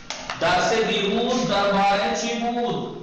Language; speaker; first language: Persian; non-native, fluent; Urdu